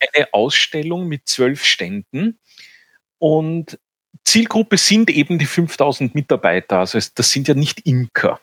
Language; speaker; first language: German; native; German